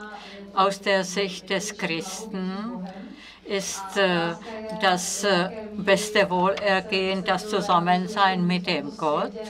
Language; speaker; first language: German; non-native, fluent; Czech